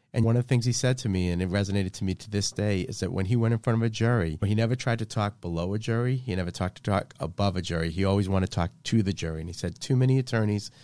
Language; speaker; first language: English; native; English